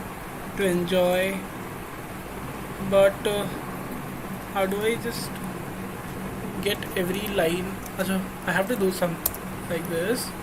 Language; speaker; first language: English; non-native, local second language; Hindi